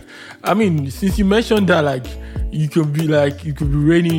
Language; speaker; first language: English; non-native, local second language; Yoruba